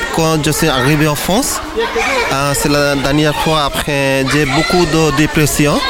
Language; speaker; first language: French; non-native, learner; Bangla